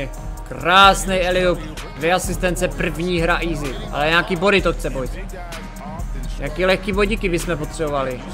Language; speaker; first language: Czech; native; Czech